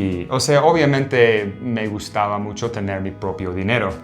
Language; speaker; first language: Spanish; non-native, fluent; English